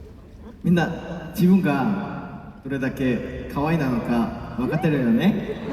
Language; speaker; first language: Japanese; non-native, learner; Korean